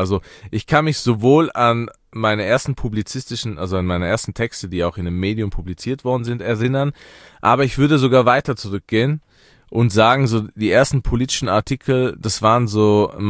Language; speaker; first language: German; early bilingual, other home language; Persian